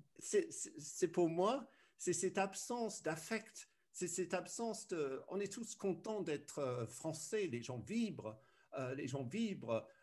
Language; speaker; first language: French; early bilingual, other home language; English